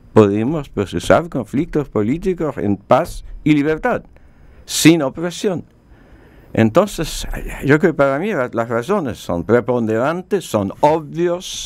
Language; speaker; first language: Spanish; non-native, fluent; Polish